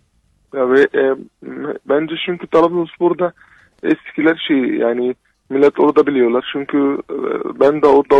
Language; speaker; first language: Turkish; non-native, learner; Arabic